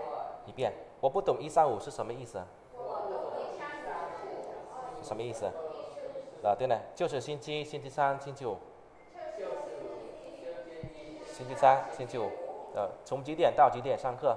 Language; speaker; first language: Chinese; non-native, fluent; Vietnamese